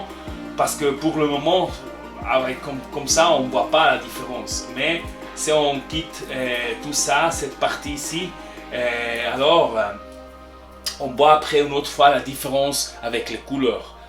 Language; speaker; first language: French; non-native, learner; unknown